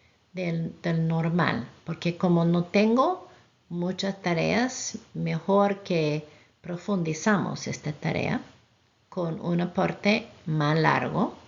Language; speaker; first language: Spanish; non-native, fluent; English